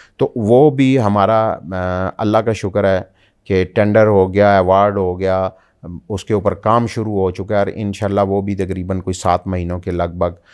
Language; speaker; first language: Urdu; native; Urdu